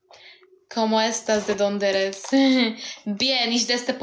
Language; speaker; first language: Spanish; non-native, learner; Polish